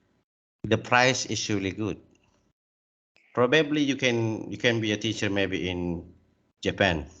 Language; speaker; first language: English; non-native, learner; Indonesian